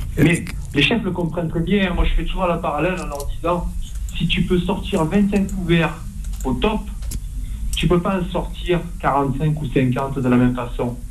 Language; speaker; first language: French; native; French